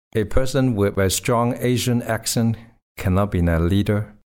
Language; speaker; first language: English; non-native, local second language; Cantonese